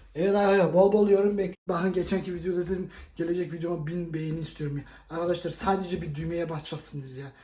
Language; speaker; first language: Turkish; early bilingual, heritage; Turkish